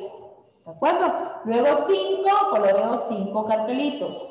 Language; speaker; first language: Spanish; native; Spanish